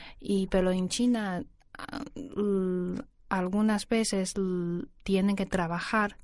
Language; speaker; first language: Spanish; non-native, learner; Chinese